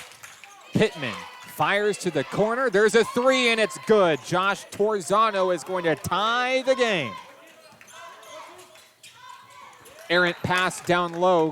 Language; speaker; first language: English; native; English